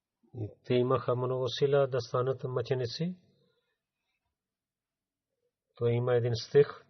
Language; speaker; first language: Bulgarian; non-native, fluent; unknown